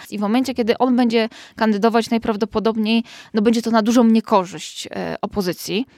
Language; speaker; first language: Polish; native; Polish